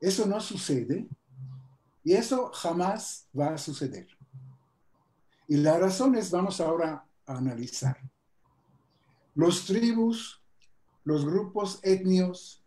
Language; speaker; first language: Spanish; non-native, fluent; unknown